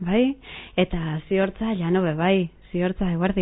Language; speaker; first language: Basque; native; Basque